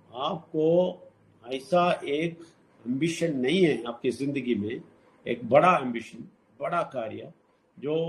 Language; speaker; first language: Hindi; non-native, local second language; Telugu